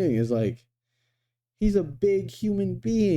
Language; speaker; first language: English; native; English